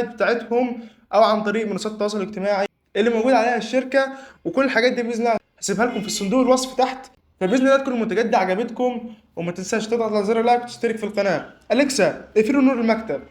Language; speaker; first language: Arabic; native; Arabic